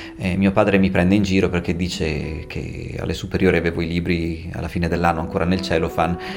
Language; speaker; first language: Italian; non-native, local second language; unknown